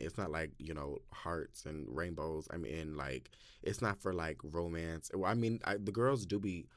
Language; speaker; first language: English; native; English